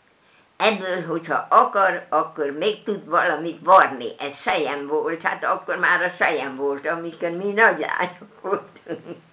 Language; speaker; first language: Hungarian; non-native, local second language; German